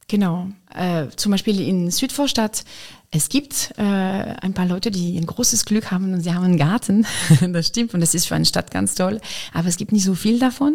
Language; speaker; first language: German; non-native, fluent; French